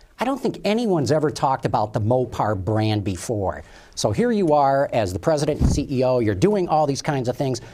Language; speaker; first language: English; native; English